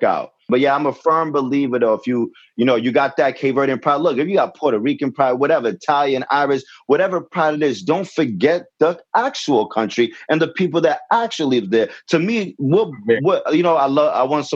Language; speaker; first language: English; native; English